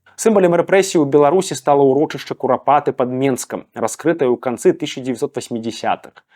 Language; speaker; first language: Belarusian; native; Belarusian